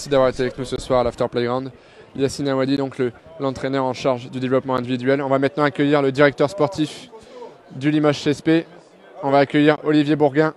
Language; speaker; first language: French; native; French